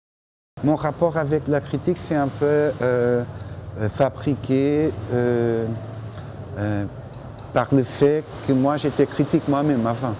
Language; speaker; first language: French; non-native, fluent; Portuguese